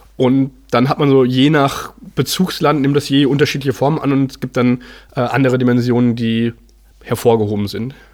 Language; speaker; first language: German; native; German